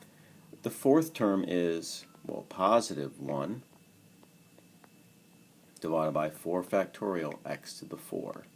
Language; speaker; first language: English; native; English